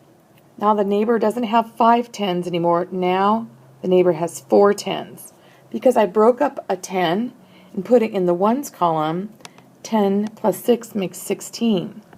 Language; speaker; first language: English; native; English